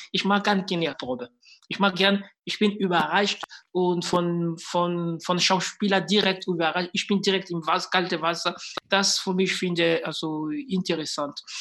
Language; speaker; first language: German; non-native, fluent; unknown